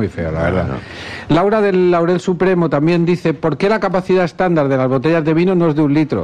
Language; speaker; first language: Spanish; native; Spanish